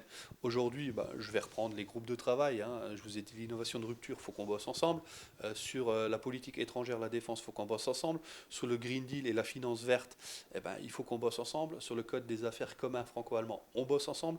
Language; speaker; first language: French; native; French